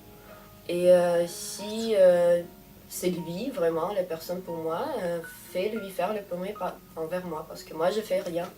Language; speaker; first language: French; non-native, fluent; Russian